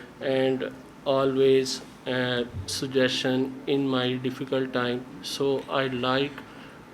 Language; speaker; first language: English; non-native, learner; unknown